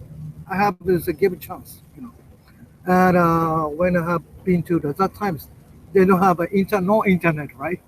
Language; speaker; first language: English; non-native, learner; Japanese